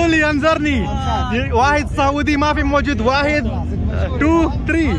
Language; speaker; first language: Arabic; non-native, learner; Urdu